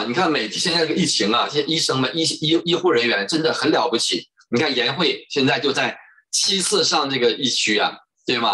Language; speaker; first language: Chinese; native; Chinese